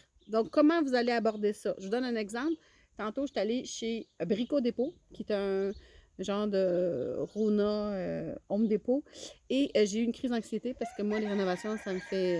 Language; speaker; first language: French; native; French